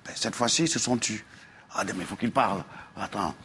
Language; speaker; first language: French; non-native, local second language; Dyula